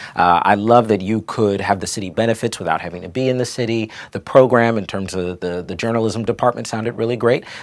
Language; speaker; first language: English; native; English